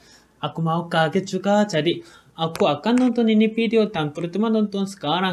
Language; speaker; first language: Indonesian; non-native, learner; Korean